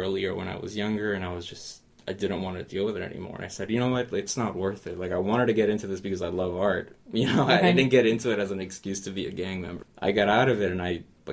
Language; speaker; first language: English; native; English